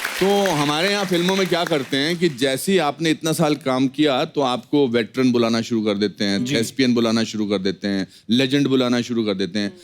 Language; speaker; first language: Hindi; native; Hindi